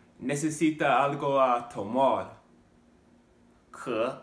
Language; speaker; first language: Spanish; non-native, learner; English